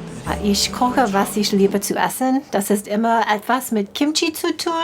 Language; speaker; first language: German; non-native, fluent; English